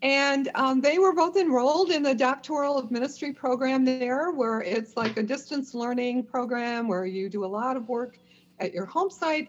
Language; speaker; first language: English; native; English